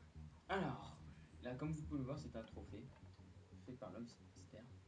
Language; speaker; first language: French; native; French